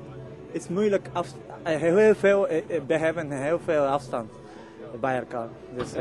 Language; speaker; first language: Dutch; non-native, learner; Japanese